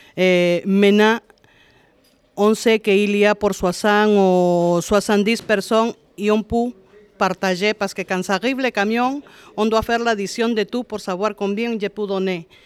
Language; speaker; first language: French; non-native, fluent; Spanish